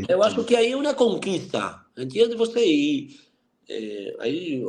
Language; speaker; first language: Portuguese; non-native, fluent; Spanish